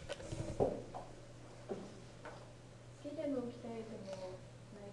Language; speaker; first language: Japanese; non-native, learner; English